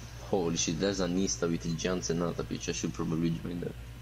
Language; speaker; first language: English; non-native, fluent; Italian